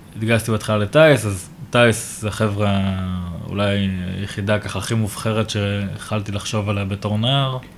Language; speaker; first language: Hebrew; native; Hebrew